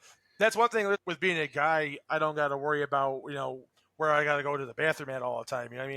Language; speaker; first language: English; native; English